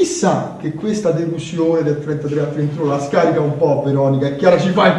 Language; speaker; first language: Italian; native; Italian